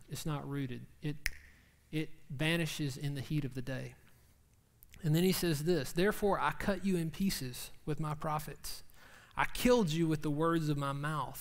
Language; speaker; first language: English; native; English